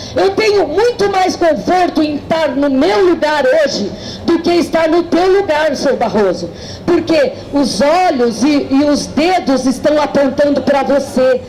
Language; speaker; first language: Portuguese; native; Portuguese